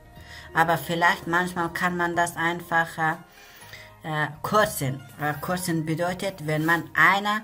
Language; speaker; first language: German; non-native, learner; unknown